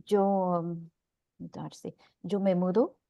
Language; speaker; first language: Spanish; non-native, learner; English